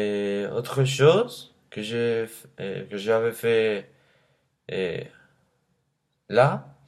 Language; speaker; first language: French; non-native, learner; Spanish